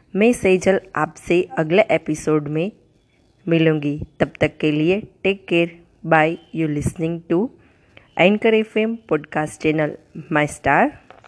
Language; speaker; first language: Hindi; non-native, local second language; Gujarati